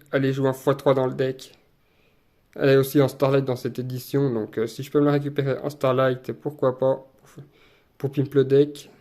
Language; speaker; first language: French; native; French